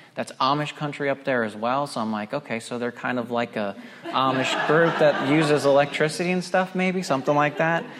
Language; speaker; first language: English; native; English